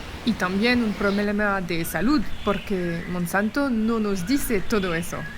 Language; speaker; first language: Spanish; non-native, fluent; French